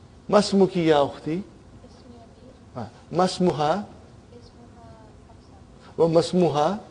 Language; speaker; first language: Arabic; non-native, fluent; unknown